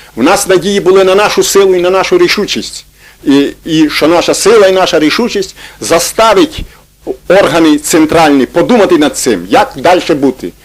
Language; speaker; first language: Ukrainian; native; Ukrainian